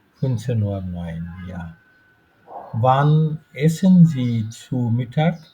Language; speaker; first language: German; non-native, fluent; Bangla